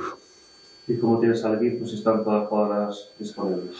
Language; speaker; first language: Spanish; native; Spanish